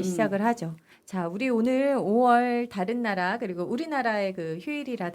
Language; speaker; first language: Korean; native; Korean